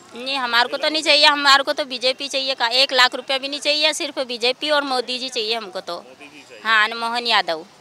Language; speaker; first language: Hindi; native; Hindi